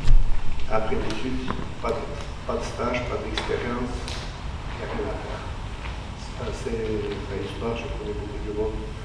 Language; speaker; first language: French; non-native, fluent; Armenian